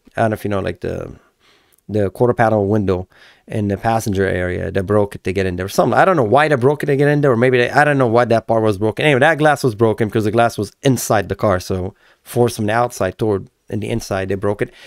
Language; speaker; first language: English; native; English